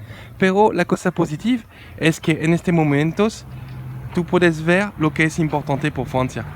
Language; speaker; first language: Spanish; non-native, learner; French